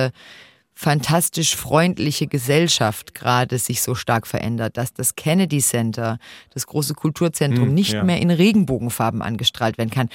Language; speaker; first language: German; native; German